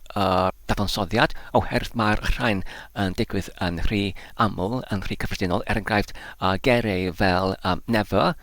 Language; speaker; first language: Welsh; non-native, learner; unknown